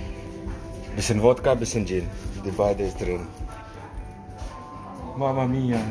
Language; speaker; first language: German; non-native, learner; Urdu